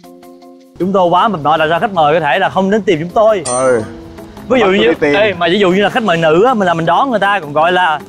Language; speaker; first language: Vietnamese; native; Vietnamese